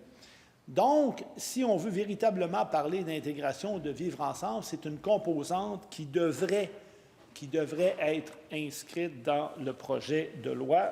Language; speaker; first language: French; native; French